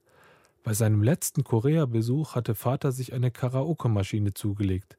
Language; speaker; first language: German; early bilingual, other home language; Korean